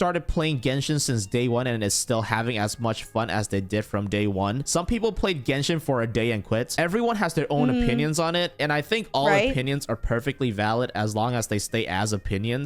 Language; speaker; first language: English; native; English